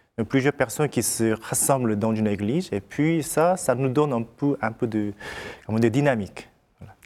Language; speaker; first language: French; non-native, fluent; Korean